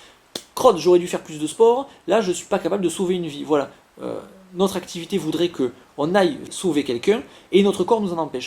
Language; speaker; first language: French; native; French